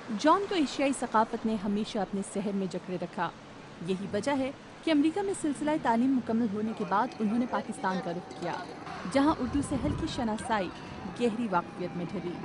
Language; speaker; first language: Urdu; native; Urdu